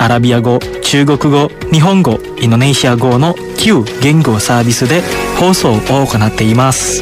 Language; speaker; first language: Japanese; non-native, fluent; Indonesian